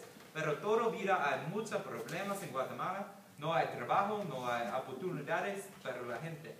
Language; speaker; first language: Spanish; non-native, learner; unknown